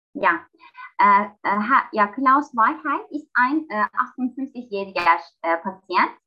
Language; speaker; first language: German; non-native, learner; Turkish